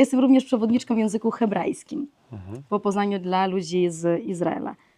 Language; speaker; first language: Polish; non-native, fluent; Ukrainian